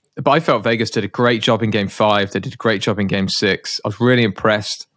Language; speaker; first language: English; native; English